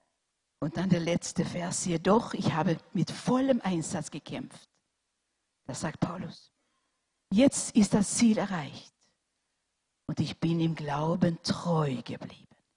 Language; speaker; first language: German; non-native, fluent; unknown